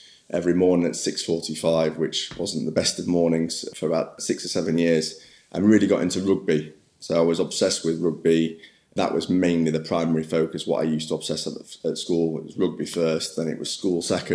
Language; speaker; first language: English; native; English